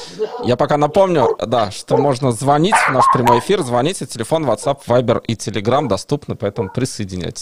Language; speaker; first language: Russian; native; Russian